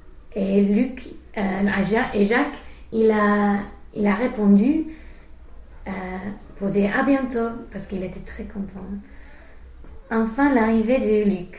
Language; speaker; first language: French; non-native, fluent; English